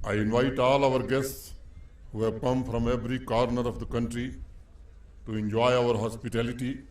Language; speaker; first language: English; non-native, local second language; Hindi